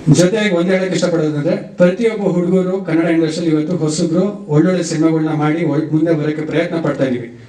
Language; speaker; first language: Kannada; native; Kannada